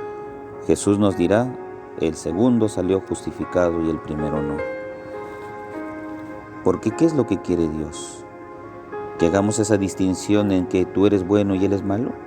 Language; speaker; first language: Spanish; native; Spanish